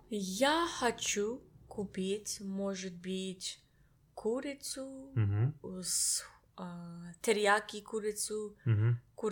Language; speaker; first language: Russian; non-native, learner; English